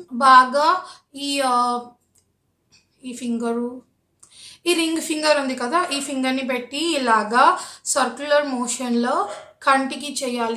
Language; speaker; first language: Telugu; native; Telugu